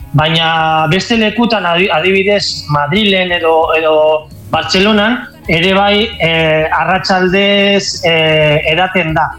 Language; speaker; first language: Basque; non-native, local second language; Spanish